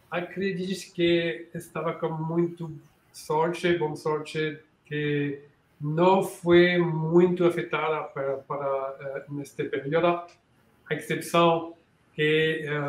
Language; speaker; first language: Portuguese; non-native, learner; French